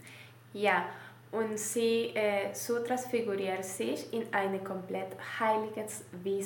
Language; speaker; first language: German; non-native, learner; Spanish